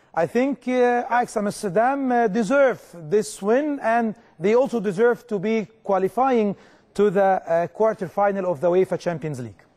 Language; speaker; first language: English; non-native, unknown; Arabic